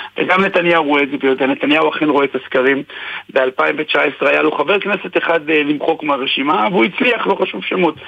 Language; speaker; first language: Hebrew; native; Hebrew